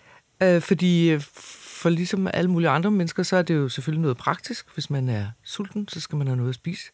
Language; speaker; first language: Danish; native; Danish